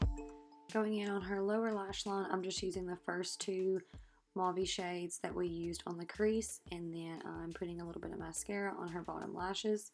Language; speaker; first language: English; native; English